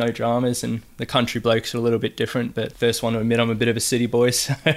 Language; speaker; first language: English; native; English